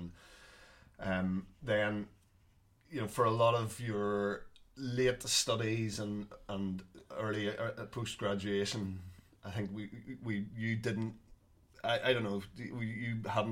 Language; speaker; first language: English; native; English